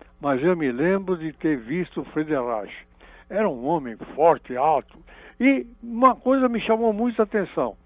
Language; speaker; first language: Portuguese; native; Portuguese